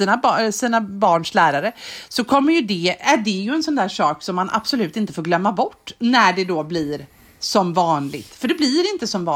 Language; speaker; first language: Swedish; native; Swedish